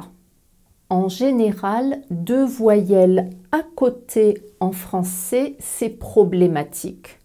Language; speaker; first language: French; native; French